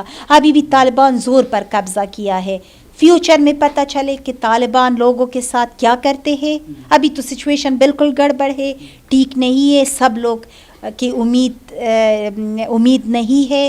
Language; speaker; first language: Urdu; non-native, fluent; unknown